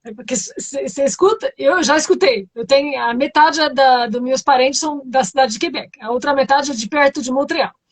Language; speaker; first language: Portuguese; non-native, fluent; French